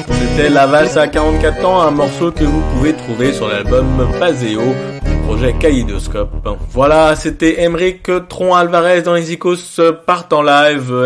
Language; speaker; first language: French; native; French